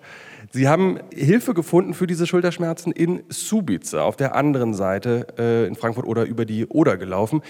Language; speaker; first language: German; native; German